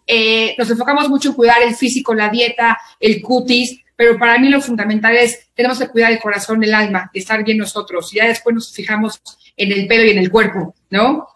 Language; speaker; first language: Spanish; native; Spanish